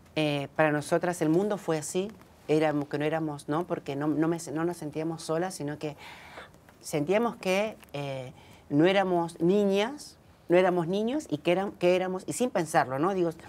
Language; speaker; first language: Spanish; native; Spanish